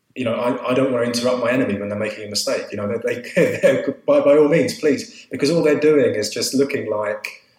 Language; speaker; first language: English; native; English